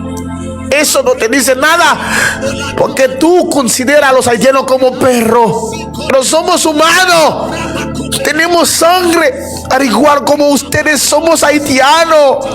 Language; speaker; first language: Spanish; non-native, learner; Haitian Creole